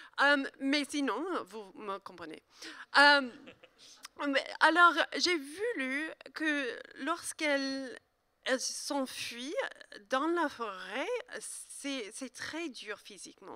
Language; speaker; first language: French; non-native, learner; English